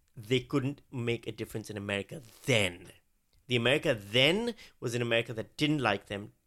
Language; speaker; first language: English; non-native, local second language; Urdu